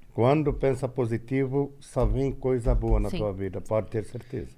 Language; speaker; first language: Portuguese; non-native, learner; Arabic